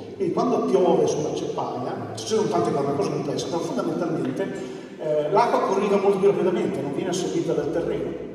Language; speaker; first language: Italian; native; Italian